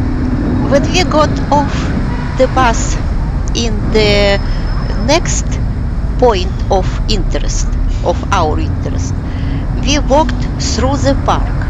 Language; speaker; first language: English; non-native, fluent; Russian